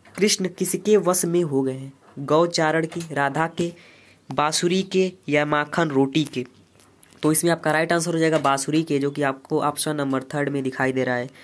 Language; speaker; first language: Hindi; native; Hindi